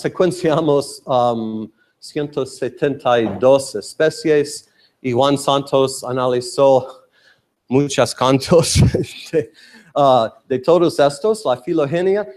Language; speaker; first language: Spanish; non-native, learner; English